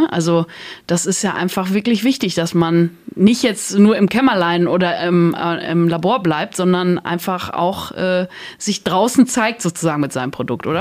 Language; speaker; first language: German; native; German